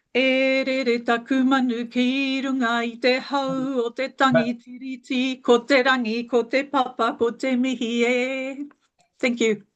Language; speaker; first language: Māori; non-native, fluent; German